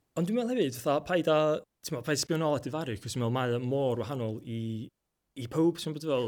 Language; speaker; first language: Welsh; native; Welsh